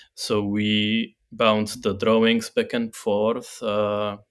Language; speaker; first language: English; non-native, fluent; Czech